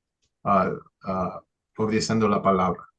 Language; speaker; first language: Spanish; early bilingual, heritage; English